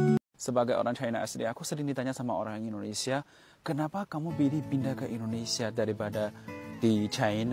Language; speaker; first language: Indonesian; non-native, fluent; Chinese